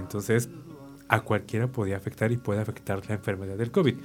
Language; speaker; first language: Spanish; native; Spanish